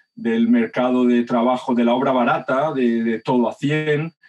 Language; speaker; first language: Spanish; native; Spanish